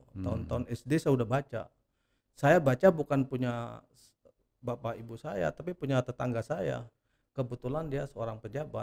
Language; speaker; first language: Indonesian; native; Indonesian